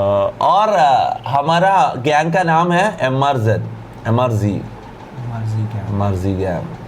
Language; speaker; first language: Hindi; non-native, local second language; Malayalam